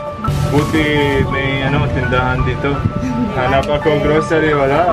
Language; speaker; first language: Filipino; non-native, learner; Arabic